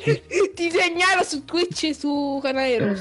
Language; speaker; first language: Italian; native; Italian